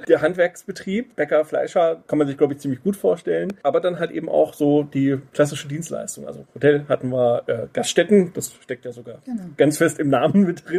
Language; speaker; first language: German; native; German